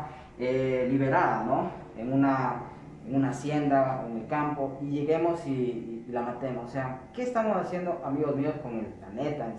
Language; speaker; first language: Spanish; native; Spanish